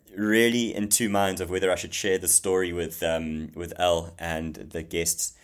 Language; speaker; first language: English; native; English